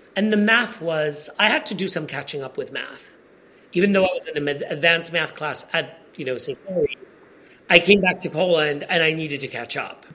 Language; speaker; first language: English; non-native, fluent; Polish